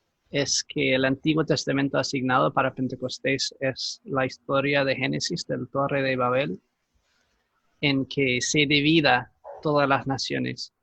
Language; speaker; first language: Spanish; non-native, fluent; English